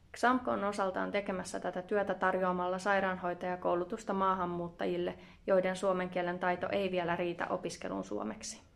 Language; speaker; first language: Finnish; native; Finnish